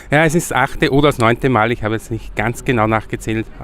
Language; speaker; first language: German; native; German